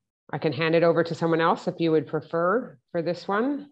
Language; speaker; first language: English; native; English